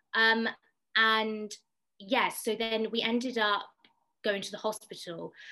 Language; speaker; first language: English; native; English